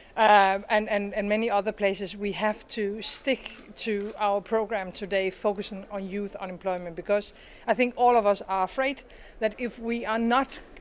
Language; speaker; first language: English; non-native, fluent; Danish